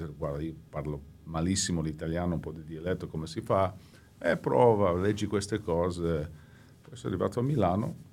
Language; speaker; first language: Italian; early bilingual, heritage; English